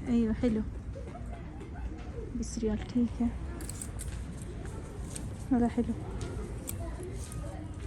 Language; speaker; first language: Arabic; non-native, fluent; Hindi